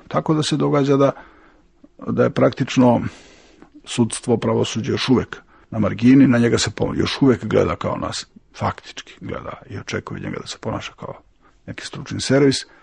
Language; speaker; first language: Serbian; native; Serbian